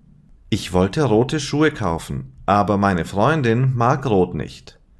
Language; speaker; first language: German; non-native, fluent; English